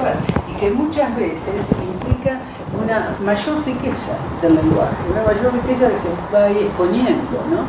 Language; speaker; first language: Spanish; native; Spanish